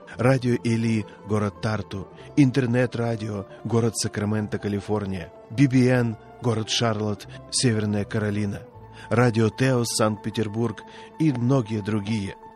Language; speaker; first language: Russian; non-native, fluent; Swedish